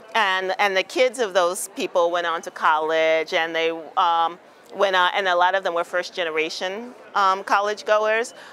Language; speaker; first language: English; native; English